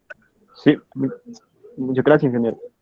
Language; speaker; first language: Spanish; native; Spanish